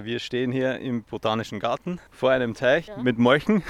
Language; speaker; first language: German; native; German